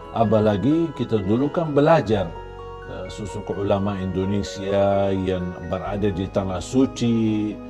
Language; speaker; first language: Indonesian; non-native, fluent; Arabic